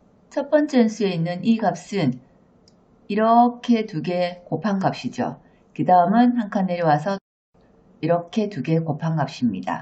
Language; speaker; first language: Korean; native; Korean